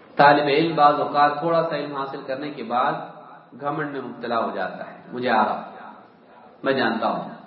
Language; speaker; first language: Urdu; native; Urdu